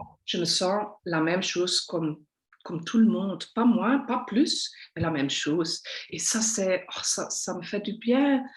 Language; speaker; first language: French; non-native, local second language; Dutch